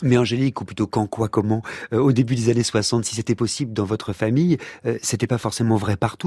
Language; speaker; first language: French; native; French